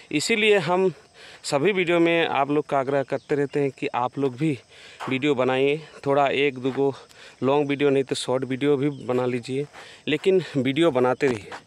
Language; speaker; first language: Hindi; non-native, local second language; Bangla